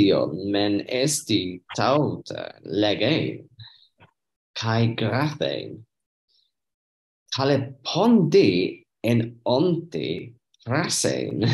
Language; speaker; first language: Greek; non-native, learner; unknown